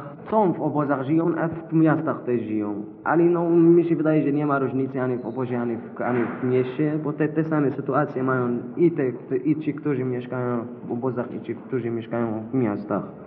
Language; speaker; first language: Polish; non-native, learner; Arabic